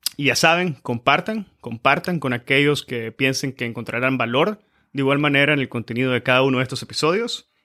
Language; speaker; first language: Spanish; native; Spanish